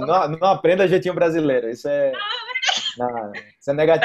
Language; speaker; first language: Portuguese; native; Portuguese